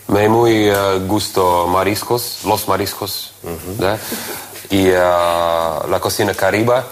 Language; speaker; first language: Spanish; non-native, learner; Russian